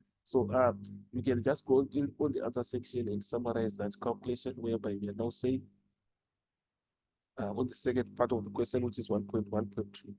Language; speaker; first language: English; non-native, local second language; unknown